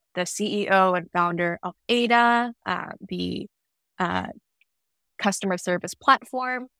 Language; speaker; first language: English; non-native, fluent; Vietnamese